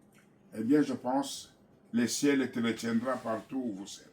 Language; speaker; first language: French; non-native, local second language; Kongo